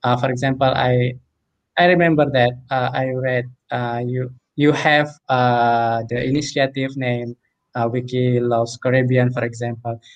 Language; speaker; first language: English; non-native, fluent; Indonesian